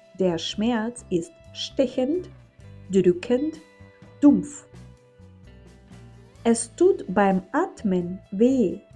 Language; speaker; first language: German; non-native, fluent; Ukrainian